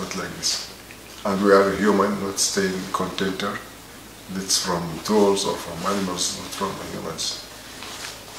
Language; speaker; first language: English; non-native, learner; Arabic